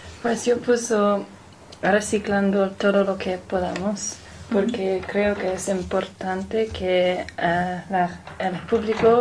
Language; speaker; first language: Spanish; non-native, learner; English